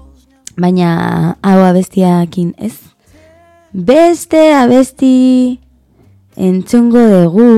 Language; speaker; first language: Basque; non-native, learner; Spanish